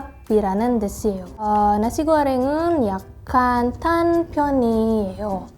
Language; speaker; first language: Korean; non-native, learner; Indonesian